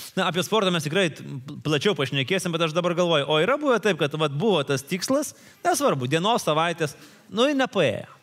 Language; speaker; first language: Lithuanian; native; Lithuanian